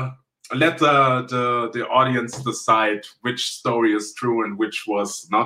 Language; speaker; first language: English; non-native, fluent; German